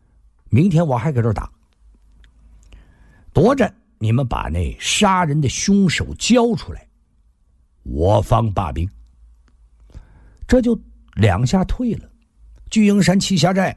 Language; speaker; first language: Chinese; native; Chinese